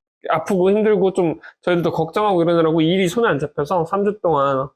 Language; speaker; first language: Korean; native; Korean